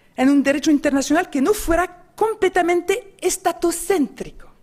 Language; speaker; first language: Spanish; non-native, fluent; French